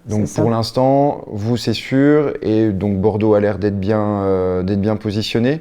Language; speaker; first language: French; native; French